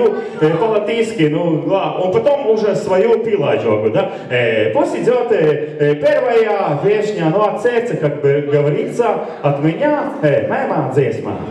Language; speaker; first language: Russian; non-native, local second language; Latvian